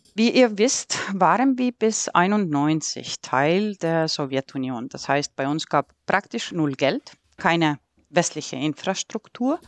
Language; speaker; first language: German; non-native, fluent; Estonian